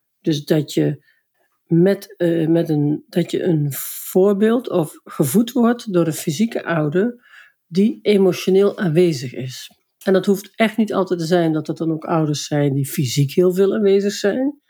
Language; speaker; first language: Dutch; native; Dutch